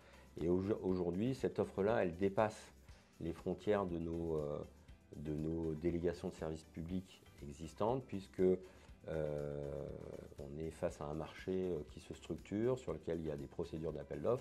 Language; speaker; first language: French; native; French